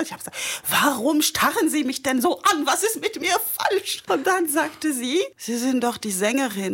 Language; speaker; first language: German; non-native, fluent; French